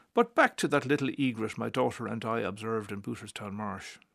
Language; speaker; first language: English; native; English